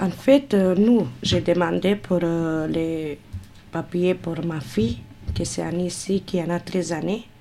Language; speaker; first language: French; non-native, learner; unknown